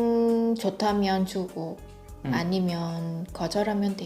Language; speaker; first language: Korean; non-native, fluent; Vietnamese